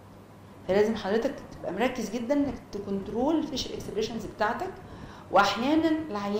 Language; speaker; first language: Arabic; native; Arabic